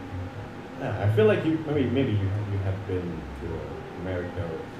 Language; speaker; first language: English; non-native, fluent; Indonesian